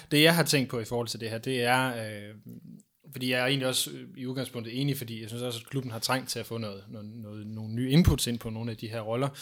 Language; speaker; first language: Danish; native; Danish